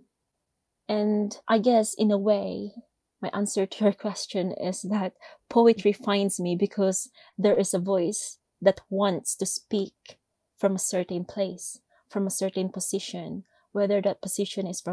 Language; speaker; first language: English; non-native, local second language; Filipino